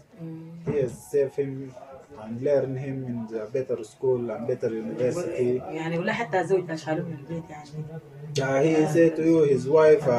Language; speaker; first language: English; non-native, learner; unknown